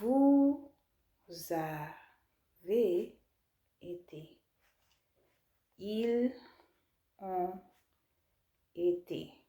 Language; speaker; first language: French; non-native, learner; English